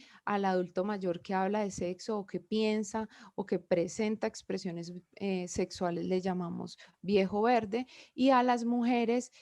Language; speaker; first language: Spanish; native; Spanish